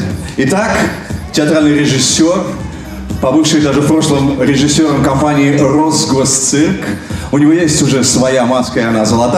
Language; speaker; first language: Russian; native; Russian